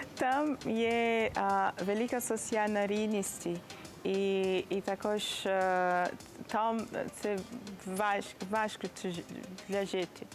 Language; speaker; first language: Ukrainian; non-native, learner; Portuguese